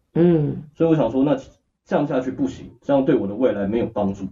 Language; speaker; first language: Chinese; native; Chinese